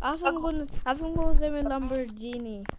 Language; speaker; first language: Bulgarian; non-native, learner; English